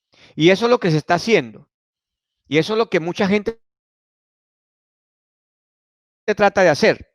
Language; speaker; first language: Spanish; native; Spanish